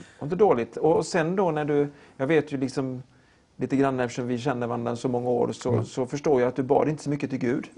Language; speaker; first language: Swedish; native; Swedish